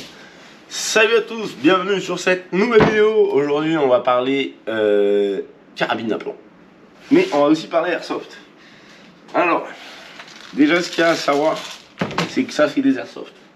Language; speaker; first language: French; native; French